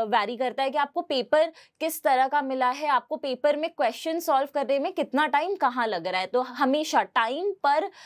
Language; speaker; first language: Hindi; native; Hindi